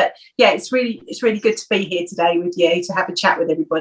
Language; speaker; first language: English; native; English